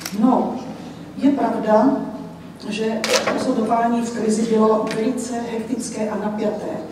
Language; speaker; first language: Czech; native; Czech